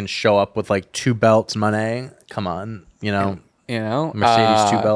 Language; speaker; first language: English; native; English